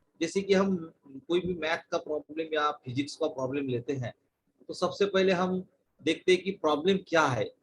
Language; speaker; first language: Hindi; non-native, local second language; Marathi